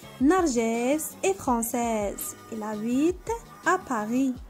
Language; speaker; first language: French; non-native, local second language; Arabic